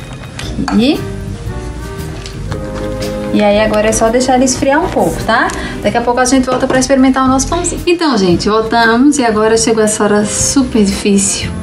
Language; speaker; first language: Portuguese; native; Portuguese